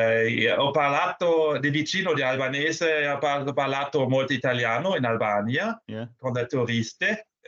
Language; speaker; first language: Italian; non-native, learner; German